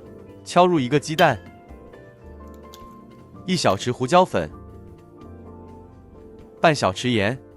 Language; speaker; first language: Chinese; native; Chinese